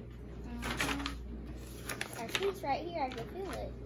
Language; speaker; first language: English; native; English